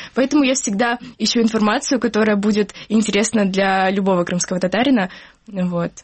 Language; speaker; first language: Russian; native; Russian